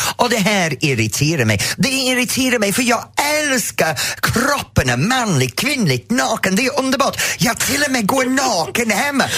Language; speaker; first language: Swedish; non-native, fluent; English